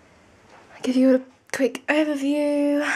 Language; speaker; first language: English; native; English